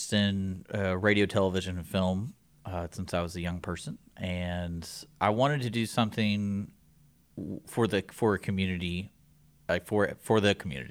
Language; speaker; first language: English; native; English